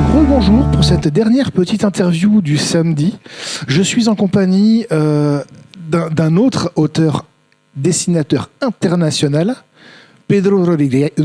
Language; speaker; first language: French; native; French